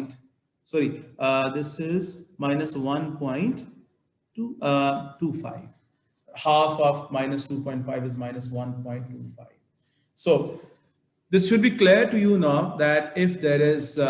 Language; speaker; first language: English; non-native, local second language; Urdu